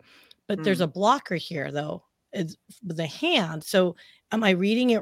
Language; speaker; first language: English; native; English